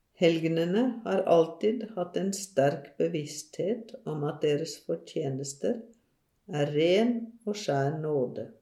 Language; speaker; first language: Norwegian; native; Norwegian